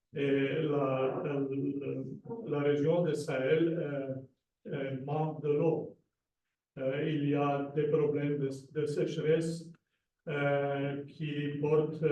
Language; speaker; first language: French; non-native, fluent; Slovenian